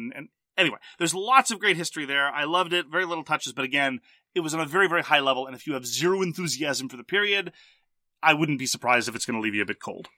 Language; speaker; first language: English; early bilingual, other home language; French